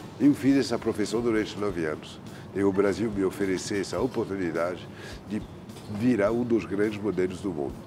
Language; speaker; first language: Portuguese; non-native, fluent; French